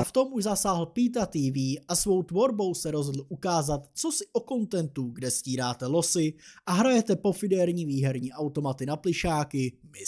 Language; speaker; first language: Czech; native; Czech